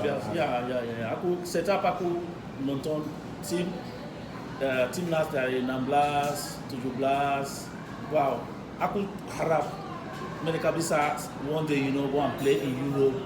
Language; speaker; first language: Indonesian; non-native, fluent; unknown